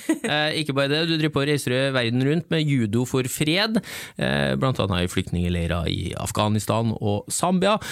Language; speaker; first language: Norwegian; native; Norwegian